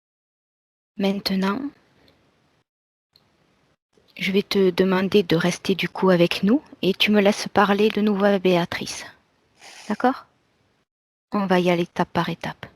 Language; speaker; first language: French; native; French